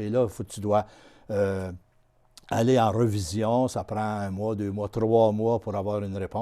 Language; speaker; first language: French; native; French